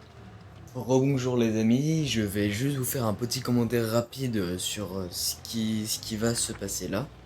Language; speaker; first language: French; native; French